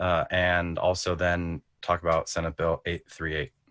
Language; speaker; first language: English; native; English